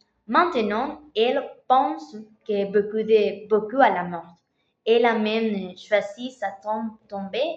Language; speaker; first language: French; non-native, learner; Spanish